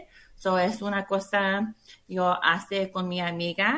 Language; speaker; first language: Spanish; non-native, learner; English